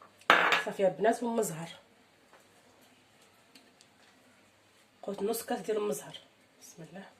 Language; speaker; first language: Arabic; native; Arabic